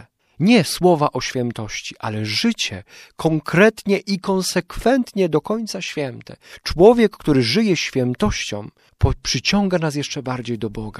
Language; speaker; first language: Polish; native; Polish